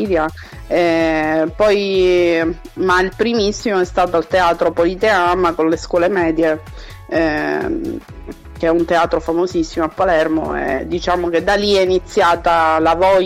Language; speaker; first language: Italian; early bilingual, other home language; Portuguese